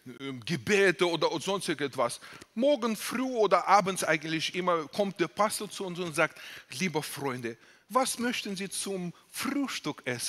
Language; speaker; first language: German; non-native, fluent; Russian